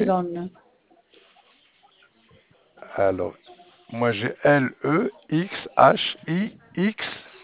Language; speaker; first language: French; non-native, local second language; Arabic